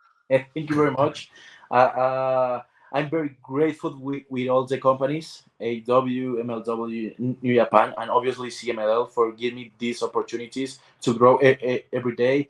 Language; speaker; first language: English; non-native, learner; Spanish